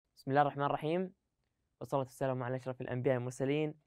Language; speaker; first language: Arabic; native; Arabic